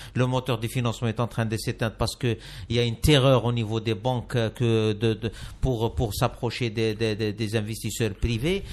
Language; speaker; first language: French; non-native, local second language; Arabic